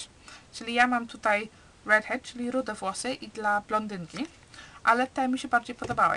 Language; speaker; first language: Polish; early bilingual, heritage; Polish